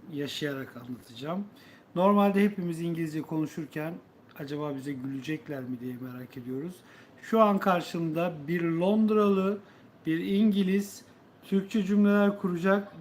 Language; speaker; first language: Turkish; native; Turkish